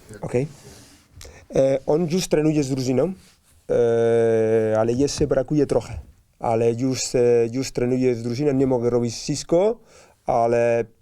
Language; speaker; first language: Polish; non-native, learner; Spanish